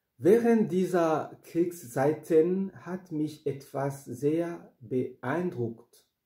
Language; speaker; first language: German; non-native, fluent; Rundi